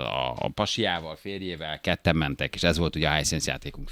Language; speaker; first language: Hungarian; native; Hungarian